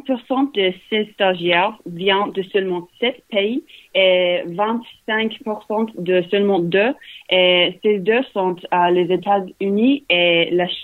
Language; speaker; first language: French; non-native, learner; English